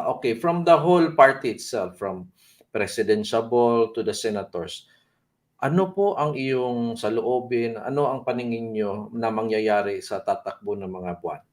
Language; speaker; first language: Filipino; native; Filipino